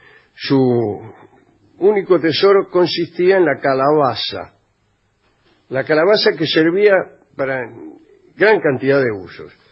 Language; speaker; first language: Spanish; native; Spanish